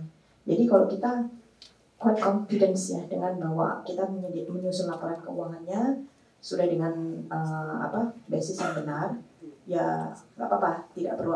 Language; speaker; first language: Indonesian; native; Indonesian